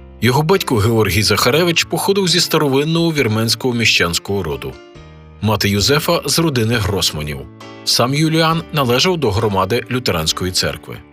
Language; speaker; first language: Ukrainian; native; Ukrainian